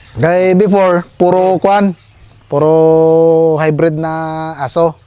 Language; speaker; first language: Filipino; non-native, local second language; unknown